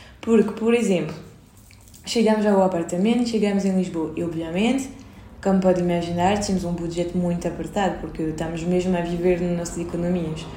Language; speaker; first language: Portuguese; early bilingual, heritage; Portuguese